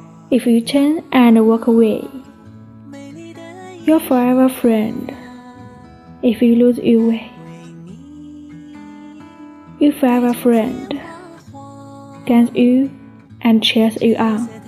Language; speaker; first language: English; non-native, learner; Chinese